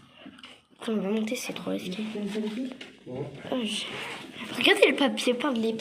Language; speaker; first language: French; native; French